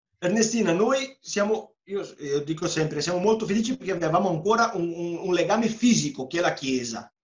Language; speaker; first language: Italian; non-native, fluent; Portuguese